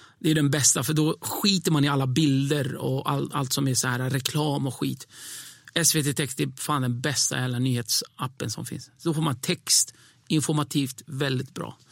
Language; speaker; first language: Swedish; early bilingual, other home language; Kurdish